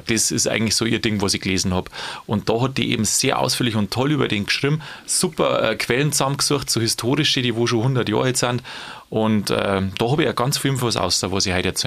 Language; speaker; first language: German; native; German